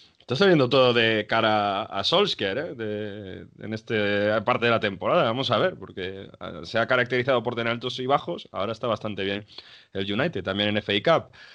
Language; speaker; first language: Spanish; native; Spanish